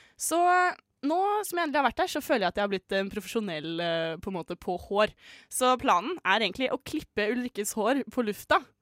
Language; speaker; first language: Norwegian; native; Norwegian